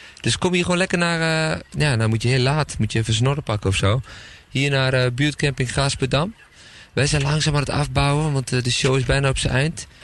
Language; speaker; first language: Dutch; native; Dutch